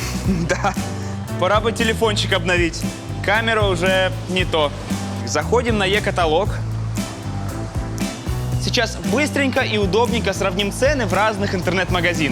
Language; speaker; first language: Russian; native; Russian